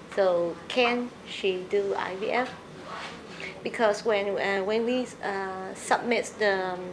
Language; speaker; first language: English; non-native, learner; Vietnamese